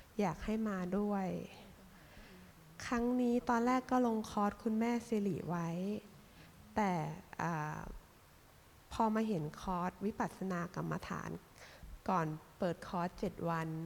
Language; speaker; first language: Thai; native; Thai